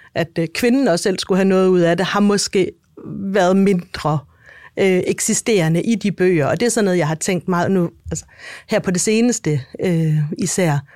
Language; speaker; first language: Danish; native; Danish